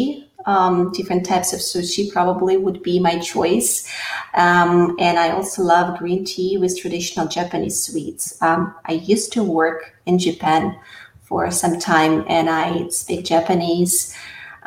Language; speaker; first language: English; non-native, fluent; Russian